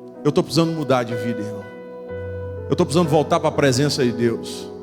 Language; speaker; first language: Portuguese; native; Portuguese